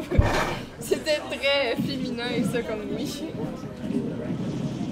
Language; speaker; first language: French; native; French